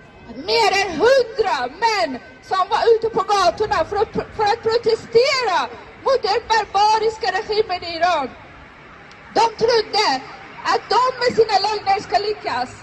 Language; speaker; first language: Swedish; non-native, fluent; Persian